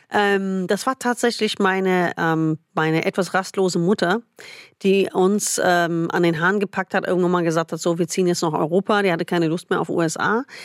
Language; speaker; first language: German; non-native, fluent; English